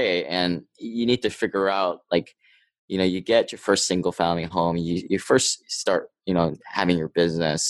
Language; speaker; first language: English; native; English